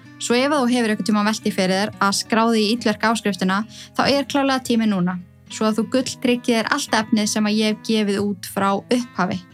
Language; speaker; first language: Icelandic; native; Icelandic